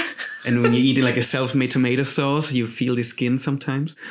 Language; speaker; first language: English; non-native, fluent; German